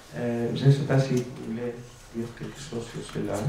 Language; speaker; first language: French; non-native, fluent; Greek